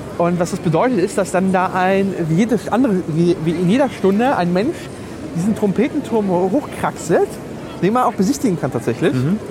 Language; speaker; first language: German; early bilingual, other home language; Polish